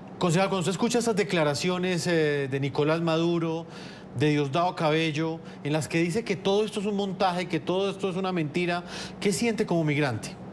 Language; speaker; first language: Spanish; native; Spanish